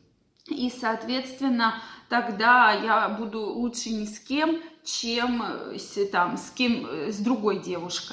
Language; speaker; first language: Russian; native; Russian